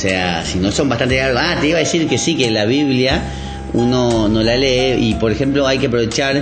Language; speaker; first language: Spanish; native; Spanish